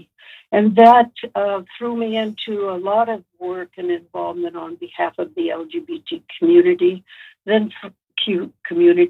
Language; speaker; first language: English; native; English